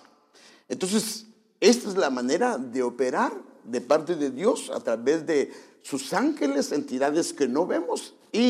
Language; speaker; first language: Spanish; native; Spanish